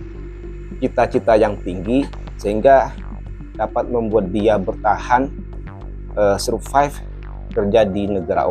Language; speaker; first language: Indonesian; native; Indonesian